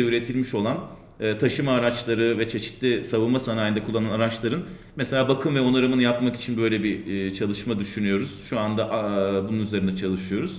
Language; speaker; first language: Turkish; native; Turkish